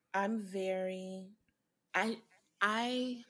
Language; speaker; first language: English; early bilingual, other home language; Haitian Creole